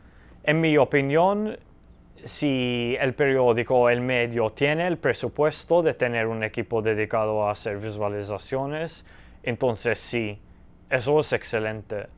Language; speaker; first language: Spanish; early bilingual, heritage; Spanish